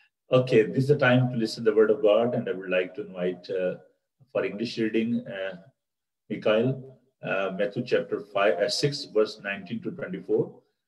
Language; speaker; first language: English; non-native, local second language; Urdu